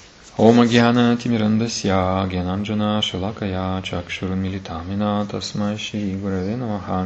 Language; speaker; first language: Russian; native; Russian